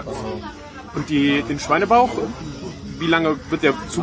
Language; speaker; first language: German; native; German